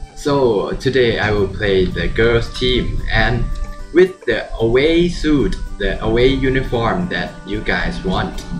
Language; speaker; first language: English; non-native, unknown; Thai